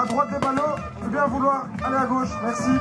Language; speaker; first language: French; native; French